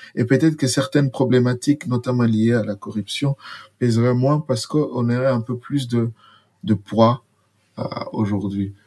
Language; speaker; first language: French; non-native, local second language; Swahili